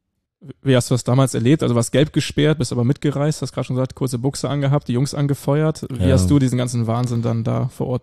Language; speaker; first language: German; native; German